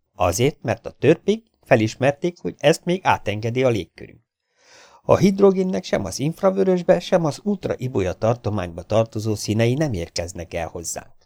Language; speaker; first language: Hungarian; native; Hungarian